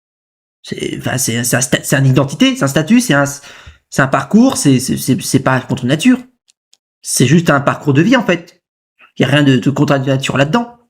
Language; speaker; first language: French; native; French